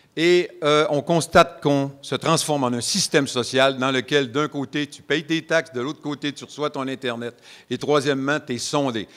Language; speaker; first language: French; native; French